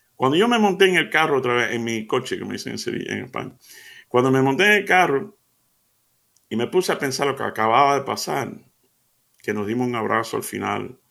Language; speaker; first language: Spanish; early bilingual, heritage; Spanish